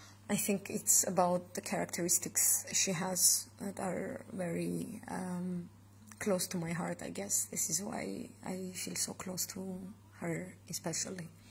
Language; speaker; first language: English; non-native, fluent; Armenian